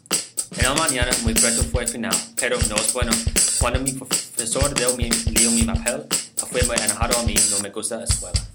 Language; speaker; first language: Spanish; non-native, learner; English